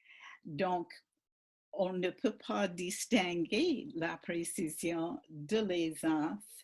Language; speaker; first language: French; non-native, fluent; English